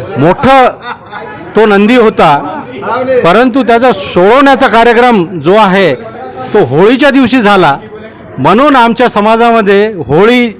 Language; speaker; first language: Marathi; non-native, local second language; Lambadi